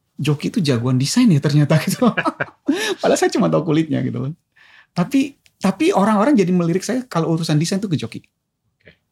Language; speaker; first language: Indonesian; native; Indonesian